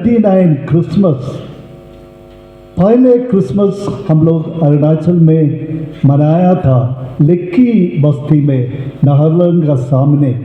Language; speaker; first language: Hindi; non-native, local second language; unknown